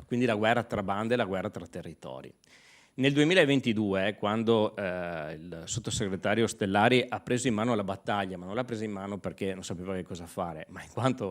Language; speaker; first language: Italian; native; Italian